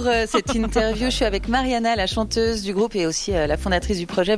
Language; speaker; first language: French; native; French